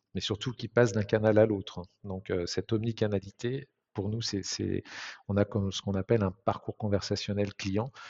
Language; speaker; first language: French; native; French